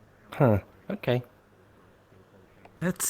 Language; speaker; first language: English; native; English